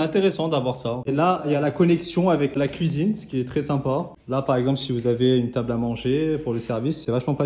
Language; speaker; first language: French; native; French